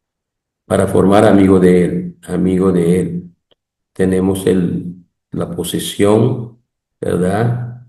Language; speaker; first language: Spanish; non-native, local second language; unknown